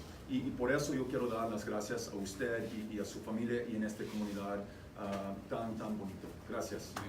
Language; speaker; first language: Spanish; non-native, fluent; English